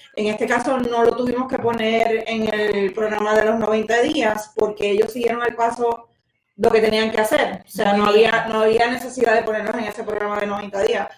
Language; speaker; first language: Spanish; native; Spanish